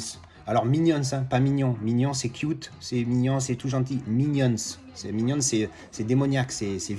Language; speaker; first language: French; native; French